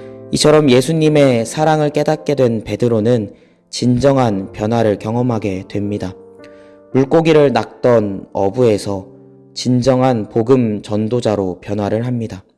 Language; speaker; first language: Korean; native; Korean